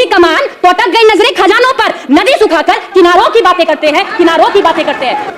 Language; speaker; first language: Hindi; native; Hindi